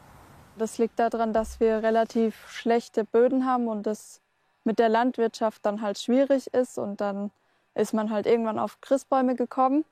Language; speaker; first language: German; native; German